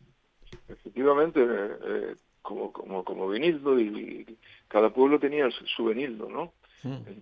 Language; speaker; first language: Spanish; native; Spanish